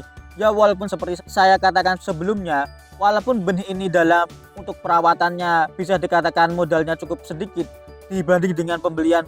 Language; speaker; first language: Indonesian; native; Indonesian